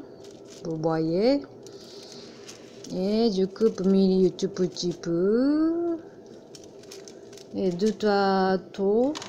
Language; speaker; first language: French; non-native, learner; Japanese